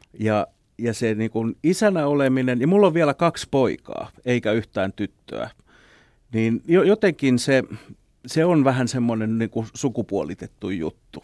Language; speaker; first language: Finnish; native; Finnish